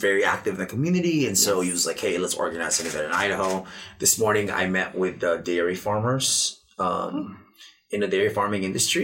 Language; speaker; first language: English; non-native, local second language; Filipino